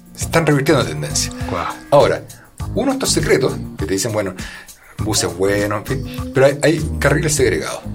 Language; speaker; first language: Spanish; native; Spanish